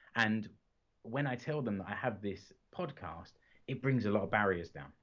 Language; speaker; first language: English; native; English